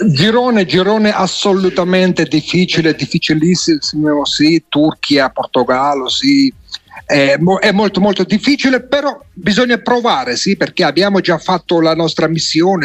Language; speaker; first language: Italian; non-native, fluent; Georgian